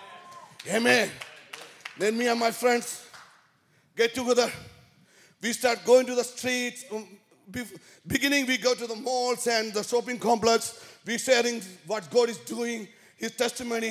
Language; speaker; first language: English; non-native, local second language; Malayalam